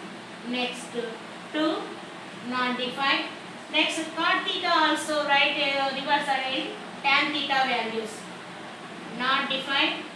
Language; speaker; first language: English; non-native, local second language; Telugu